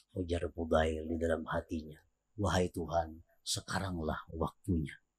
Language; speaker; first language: Indonesian; non-native, local second language; Banjar